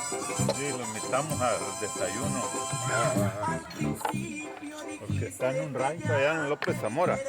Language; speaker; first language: Spanish; native; Spanish